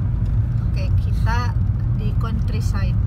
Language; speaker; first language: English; non-native, learner; Indonesian